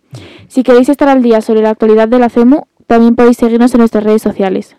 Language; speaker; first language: Spanish; native; Spanish